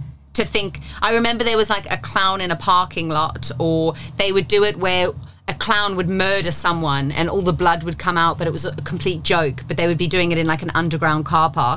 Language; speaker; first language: English; native; English